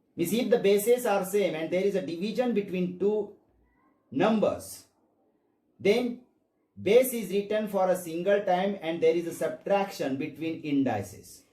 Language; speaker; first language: English; non-native, local second language; Marathi